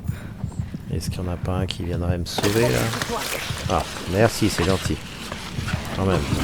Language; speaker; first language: French; native; French